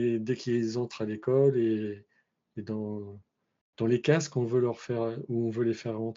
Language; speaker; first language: French; native; French